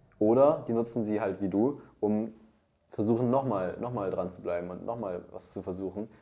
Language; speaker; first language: German; native; German